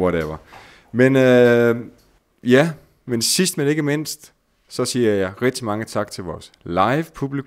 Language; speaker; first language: Danish; native; Danish